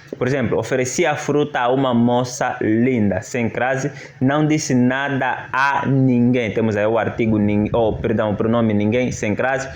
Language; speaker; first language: Portuguese; native; Portuguese